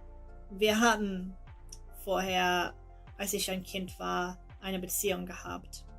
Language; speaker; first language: German; non-native, learner; English